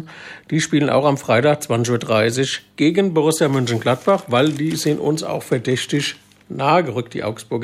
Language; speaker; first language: German; native; German